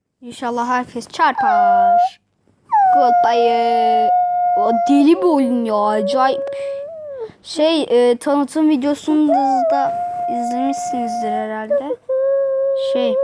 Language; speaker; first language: Turkish; native; Turkish